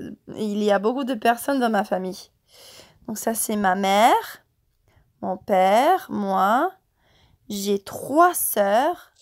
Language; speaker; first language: French; non-native, fluent; English